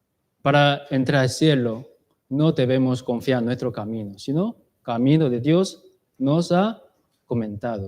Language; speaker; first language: Spanish; non-native, learner; Chinese